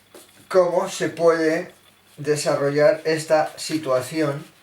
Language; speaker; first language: Spanish; native; Spanish